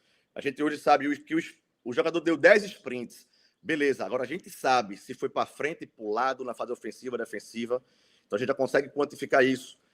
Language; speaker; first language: Portuguese; native; Portuguese